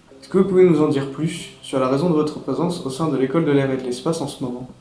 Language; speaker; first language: French; native; French